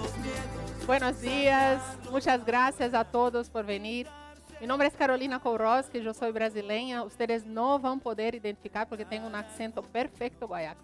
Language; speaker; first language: Spanish; non-native, fluent; Portuguese